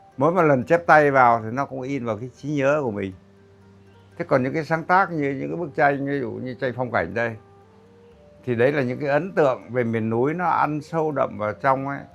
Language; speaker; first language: Vietnamese; native; Vietnamese